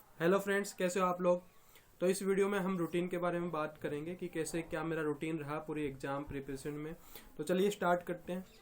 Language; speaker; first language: Hindi; native; Hindi